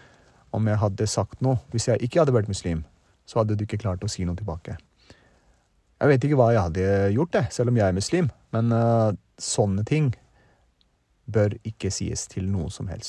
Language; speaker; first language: Norwegian; early bilingual, other home language; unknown